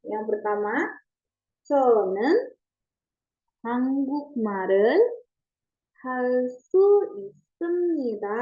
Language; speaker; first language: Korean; non-native, learner; Indonesian